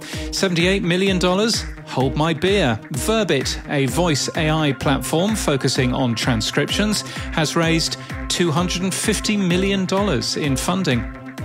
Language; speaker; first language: English; native; English